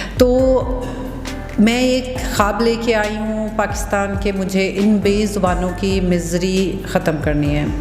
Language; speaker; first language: Urdu; early bilingual, heritage; Urdu